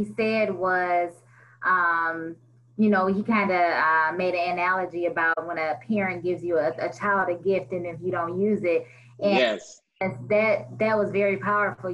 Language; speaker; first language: English; native; English